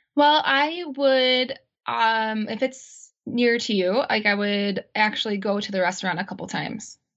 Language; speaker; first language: English; native; English